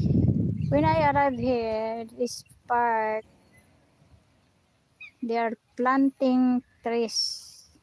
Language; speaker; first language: English; non-native, local second language; Filipino